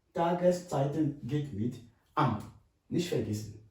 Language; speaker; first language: German; non-native, fluent; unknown